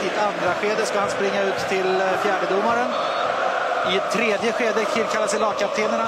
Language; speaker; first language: Swedish; native; Swedish